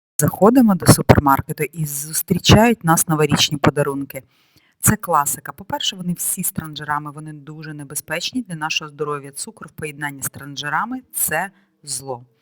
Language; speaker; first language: Ukrainian; non-native, local second language; Russian